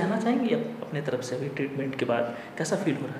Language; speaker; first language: Hindi; native; Hindi